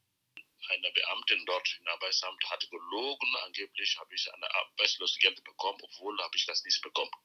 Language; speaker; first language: German; non-native, fluent; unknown